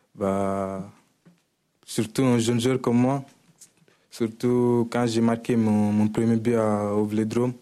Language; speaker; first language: French; non-native, local second language; Wolof